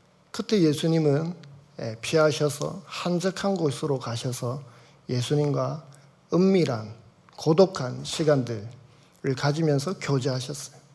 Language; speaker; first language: Korean; native; Korean